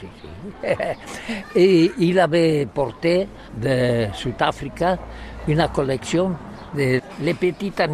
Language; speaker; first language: French; non-native, learner; Spanish